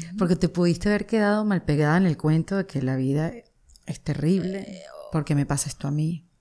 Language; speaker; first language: Spanish; native; Spanish